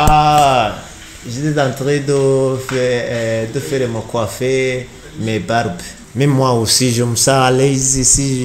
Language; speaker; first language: French; non-native, learner; Rundi